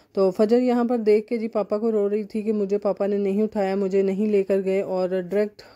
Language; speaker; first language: Urdu; non-native, local second language; Punjabi